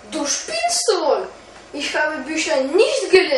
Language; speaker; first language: German; non-native, learner; Russian